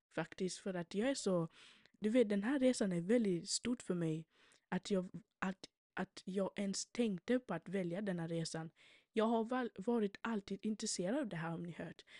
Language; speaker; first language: Swedish; early bilingual, other home language; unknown